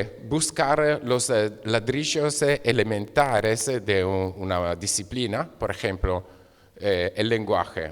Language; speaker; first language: Spanish; non-native, fluent; Italian